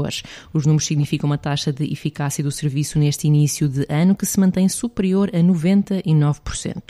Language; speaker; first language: Portuguese; native; Portuguese